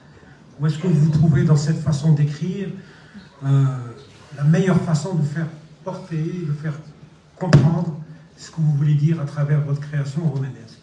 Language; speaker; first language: French; non-native, local second language; Arabic